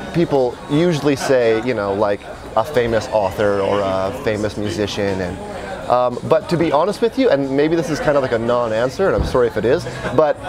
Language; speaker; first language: English; native; English